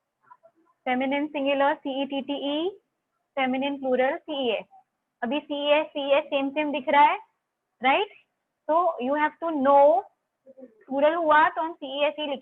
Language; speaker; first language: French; non-native, fluent; Hindi